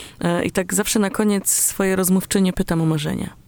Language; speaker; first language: Polish; native; Polish